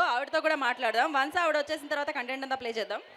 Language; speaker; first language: Telugu; native; Telugu